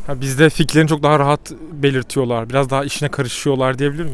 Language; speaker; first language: Turkish; native; Turkish